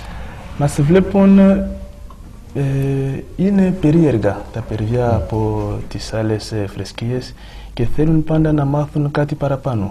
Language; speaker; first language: Greek; non-native, fluent; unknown